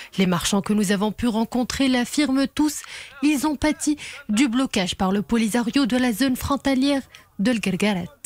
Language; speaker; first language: French; non-native, local second language; Arabic